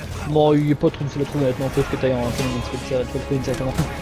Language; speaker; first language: French; native; French